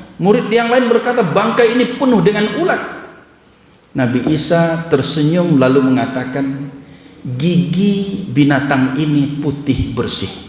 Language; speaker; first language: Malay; non-native, local second language; Minangkabau